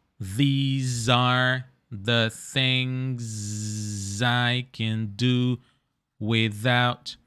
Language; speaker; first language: English; non-native, fluent; Portuguese